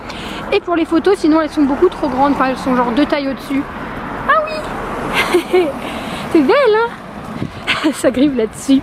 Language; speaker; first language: French; native; French